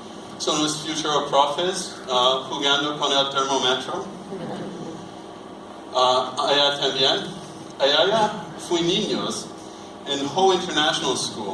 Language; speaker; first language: Spanish; non-native, learner; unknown